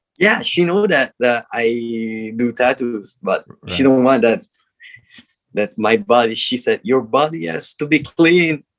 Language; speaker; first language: English; non-native, learner; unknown